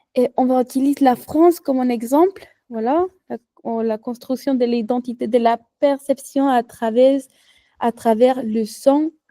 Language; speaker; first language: French; non-native, learner; Spanish